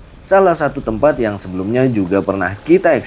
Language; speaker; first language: Indonesian; native; Indonesian